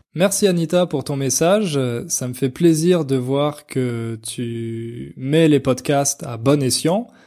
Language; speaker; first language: French; native; French